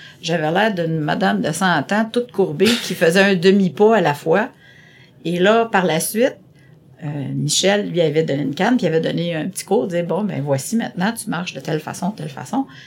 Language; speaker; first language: French; native; French